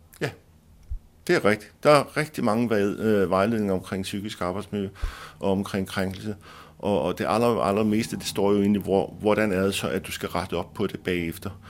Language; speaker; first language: Danish; native; Danish